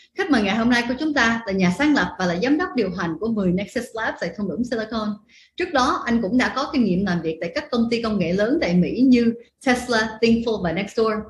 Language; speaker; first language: Vietnamese; early bilingual, heritage; Vietnamese